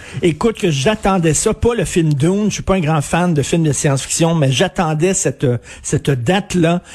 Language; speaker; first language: French; native; French